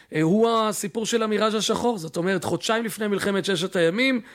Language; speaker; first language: Hebrew; native; Hebrew